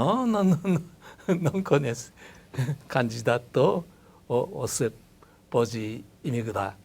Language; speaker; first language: Portuguese; non-native, learner; Japanese